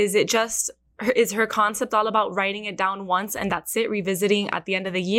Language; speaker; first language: English; early bilingual, other home language; Spanish